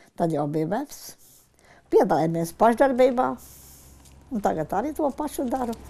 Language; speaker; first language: Latvian; native; Latvian